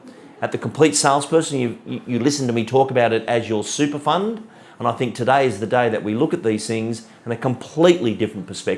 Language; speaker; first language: English; native; English